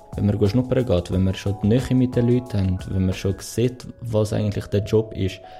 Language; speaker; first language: German; non-native, fluent; Portuguese